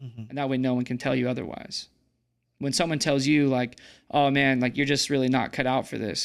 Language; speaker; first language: English; native; English